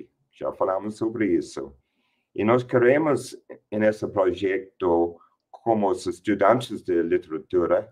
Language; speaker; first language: Portuguese; non-native, fluent; English